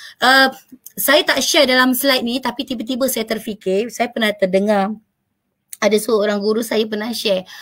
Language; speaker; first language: Malay; native; Malay